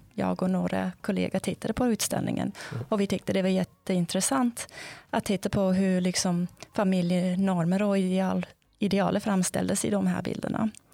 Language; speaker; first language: Swedish; non-native, fluent; English